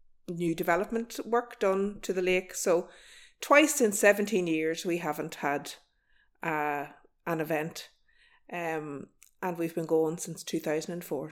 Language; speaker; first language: English; native; English